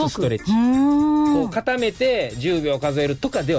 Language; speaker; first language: Japanese; native; Japanese